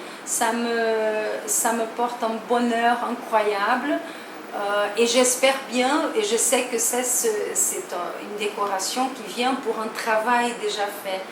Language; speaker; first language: French; non-native, fluent; Portuguese